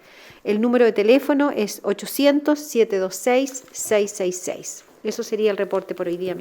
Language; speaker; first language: Spanish; native; Spanish